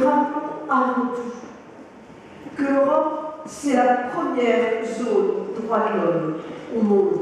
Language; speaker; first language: French; native; French